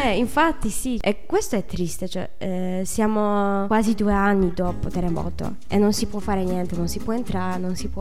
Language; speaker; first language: Italian; non-native, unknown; Polish